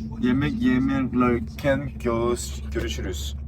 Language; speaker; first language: Turkish; non-native, learner; Korean